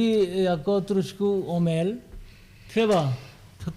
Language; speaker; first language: Czech; non-native, learner; Korean